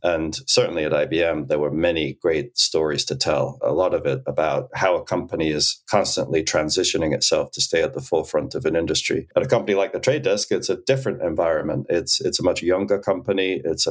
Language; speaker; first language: English; native; English